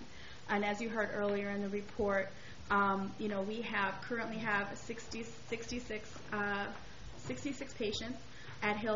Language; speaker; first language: English; native; English